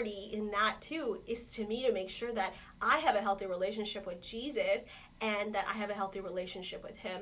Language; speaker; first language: English; non-native, local second language; Malayalam